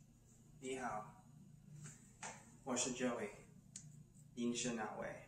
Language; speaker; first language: Chinese; non-native, learner; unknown